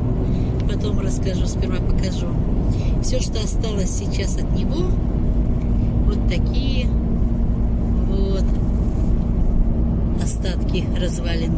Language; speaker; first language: Russian; native; Russian